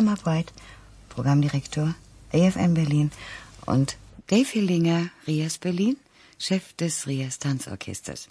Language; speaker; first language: German; native; German